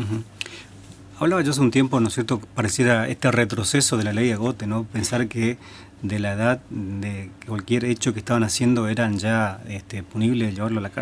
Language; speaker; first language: Spanish; native; Spanish